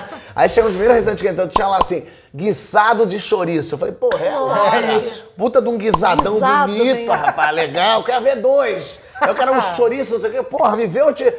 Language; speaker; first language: Portuguese; native; Portuguese